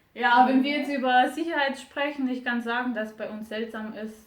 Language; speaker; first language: German; non-native, fluent; Romanian